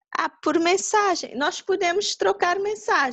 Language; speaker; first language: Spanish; non-native, learner; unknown